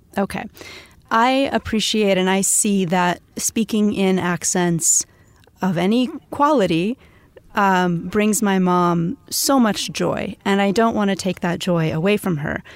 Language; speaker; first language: English; native; English